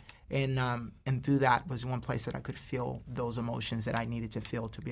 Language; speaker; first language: English; native; English